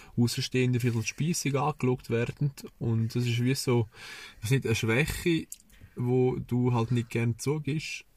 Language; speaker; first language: German; early bilingual, other home language; Serbian